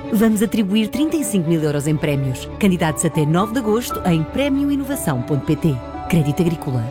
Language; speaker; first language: Portuguese; native; Portuguese